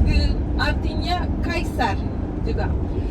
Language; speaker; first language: Indonesian; non-native, learner; Turkish